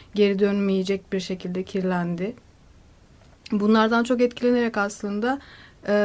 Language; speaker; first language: Turkish; native; Turkish